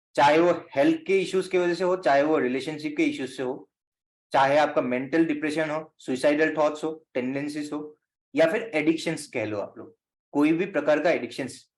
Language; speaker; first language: Hindi; non-native, local second language; Assamese